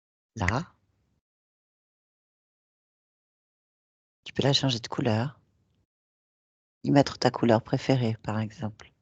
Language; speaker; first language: French; native; French